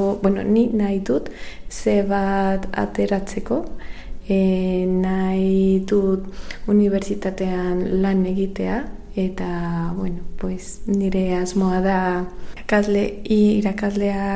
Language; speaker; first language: Basque; non-native, learner; Spanish